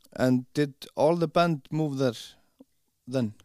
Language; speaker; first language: English; non-native, fluent; Icelandic